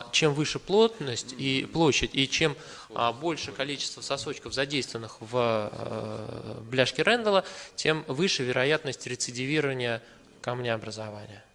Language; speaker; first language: Russian; native; Russian